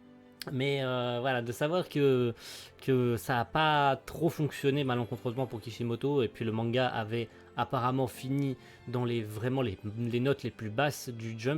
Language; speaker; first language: French; native; French